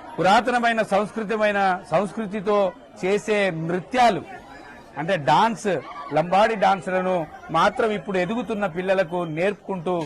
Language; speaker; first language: Telugu; non-native, local second language; Lambadi